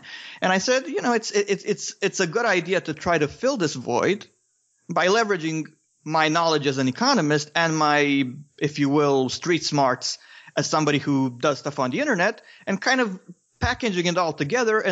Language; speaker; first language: English; non-native, fluent; Romanian